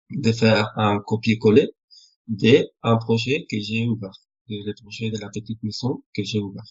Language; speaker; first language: French; non-native, fluent; Spanish